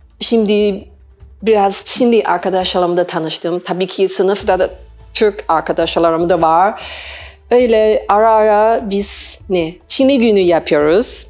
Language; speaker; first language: Turkish; non-native, learner; Chinese